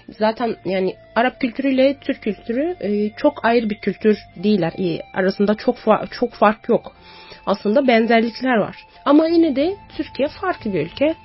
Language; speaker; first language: Turkish; non-native, fluent; Arabic